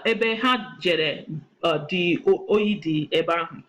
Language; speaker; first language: Igbo; non-native, learner; English